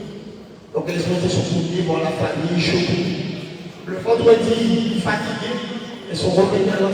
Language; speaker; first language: French; native; French